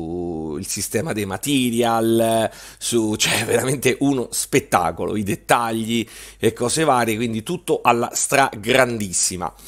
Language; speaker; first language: Italian; native; Italian